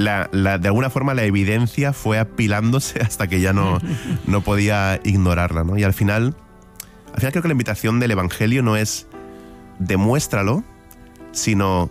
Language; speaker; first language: Spanish; native; Spanish